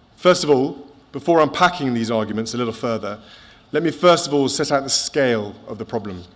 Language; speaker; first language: English; native; English